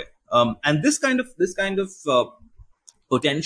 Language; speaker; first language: English; non-native, local second language; Bangla